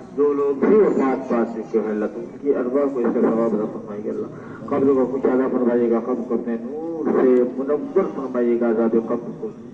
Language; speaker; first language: Urdu; native; Urdu